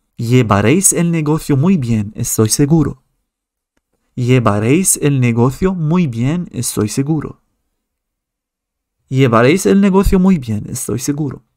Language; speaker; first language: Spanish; non-native, fluent; Arabic